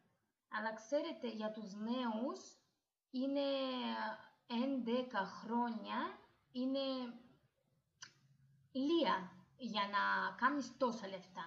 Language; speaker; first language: Greek; non-native, learner; Russian